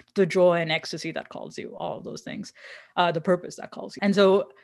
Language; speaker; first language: English; non-native, local second language; Hindi